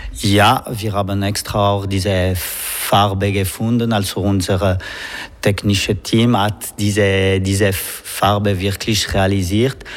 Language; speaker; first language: German; non-native, local second language; French